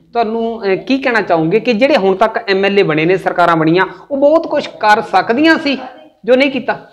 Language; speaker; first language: Punjabi; native; Punjabi